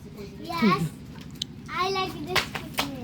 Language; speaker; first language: English; non-native, learner; Nepali